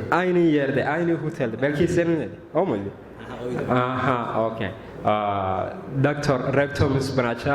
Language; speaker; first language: Turkish; non-native, learner; Somali